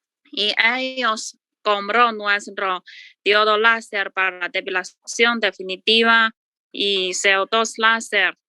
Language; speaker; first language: Spanish; non-native, learner; Chinese